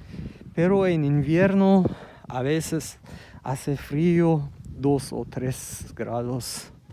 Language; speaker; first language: Spanish; non-native, learner; Persian